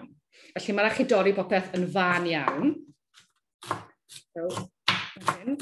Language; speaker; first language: Welsh; native; Welsh